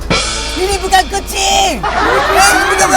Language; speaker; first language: Indonesian; non-native, learner; Japanese